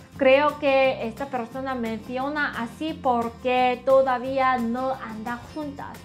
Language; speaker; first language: Spanish; non-native, learner; Korean